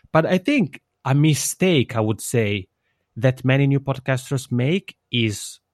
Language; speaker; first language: English; non-native, fluent; Italian